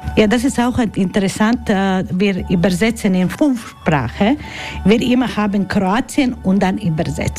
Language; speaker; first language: German; non-native, learner; Croatian